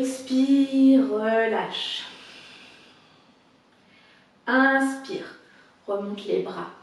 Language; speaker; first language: French; native; French